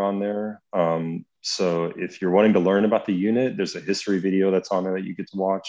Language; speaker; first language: English; native; English